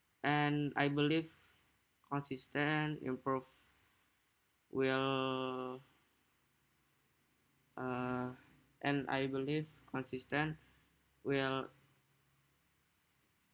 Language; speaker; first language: English; non-native, learner; Indonesian